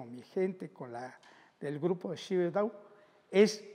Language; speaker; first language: Spanish; non-native, local second language; Zapotec